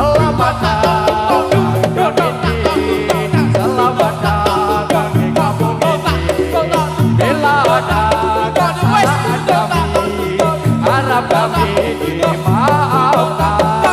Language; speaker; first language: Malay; non-native, local second language; Javanese